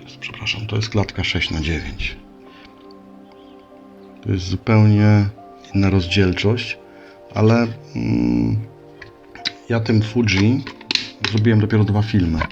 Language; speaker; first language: Polish; native; Polish